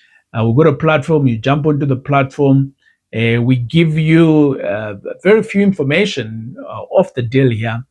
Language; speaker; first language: English; non-native, local second language; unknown